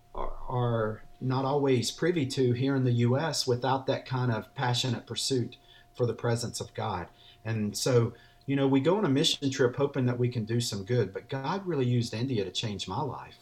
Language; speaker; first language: English; native; English